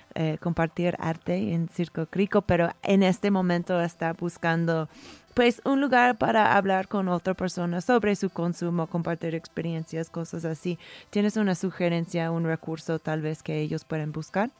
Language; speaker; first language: Spanish; non-native, fluent; English